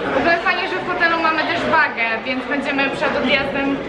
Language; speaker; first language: Polish; native; Polish